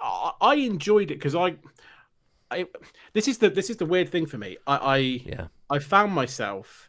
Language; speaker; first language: English; native; English